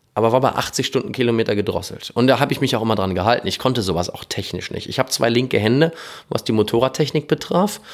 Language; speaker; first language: German; native; German